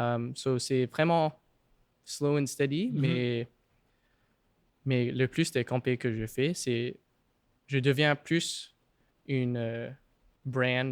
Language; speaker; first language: French; non-native, local second language; English